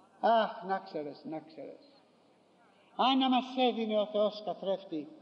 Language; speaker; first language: Greek; native; Greek